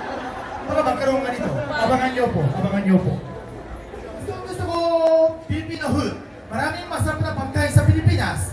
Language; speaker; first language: Filipino; non-native, fluent; Japanese